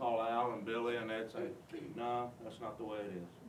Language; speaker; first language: English; native; English